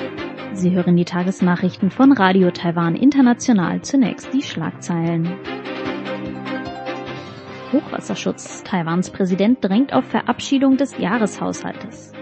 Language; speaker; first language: German; native; German